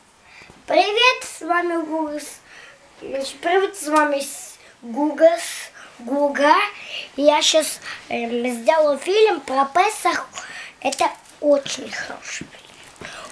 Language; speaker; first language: Russian; early bilingual, heritage; Russian